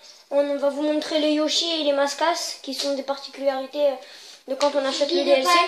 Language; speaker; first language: French; native; French